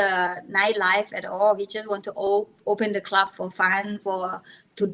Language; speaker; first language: English; non-native, learner; Thai